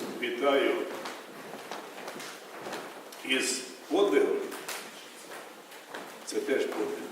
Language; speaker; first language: Ukrainian; native; Ukrainian